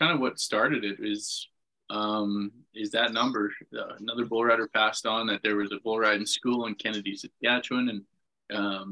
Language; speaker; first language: English; native; English